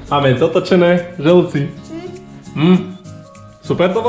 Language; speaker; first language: Slovak; native; Slovak